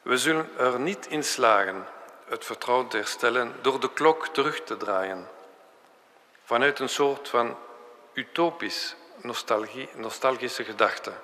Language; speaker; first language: Dutch; non-native, local second language; French